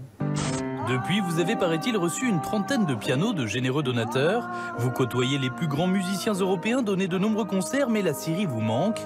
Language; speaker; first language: French; native; French